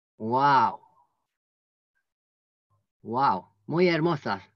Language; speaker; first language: Spanish; non-native, learner; French